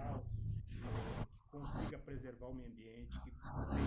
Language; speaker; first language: Portuguese; native; Portuguese